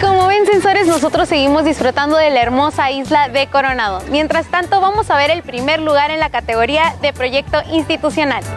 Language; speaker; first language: Spanish; native; Spanish